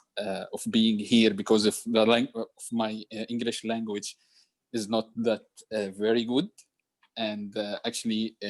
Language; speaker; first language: English; non-native, learner; Arabic